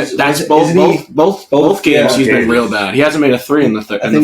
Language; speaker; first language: English; native; English